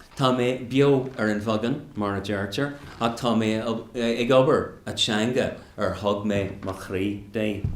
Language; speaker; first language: Irish; non-native, local second language; English